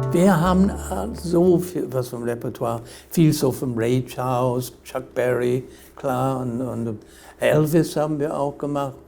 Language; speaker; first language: German; non-native, fluent; English